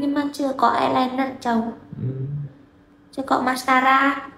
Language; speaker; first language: Vietnamese; non-native, learner; Indonesian